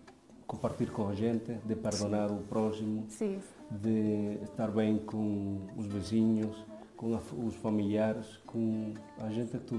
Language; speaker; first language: Portuguese; non-native, fluent; Spanish